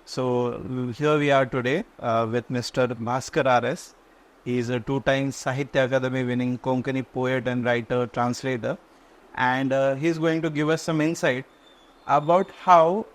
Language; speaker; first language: English; non-native, local second language; Konkani